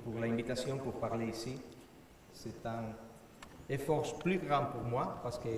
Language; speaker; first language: French; non-native, learner; Spanish